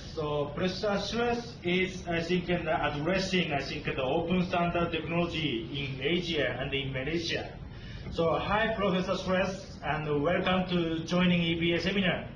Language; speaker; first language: English; non-native, fluent; Japanese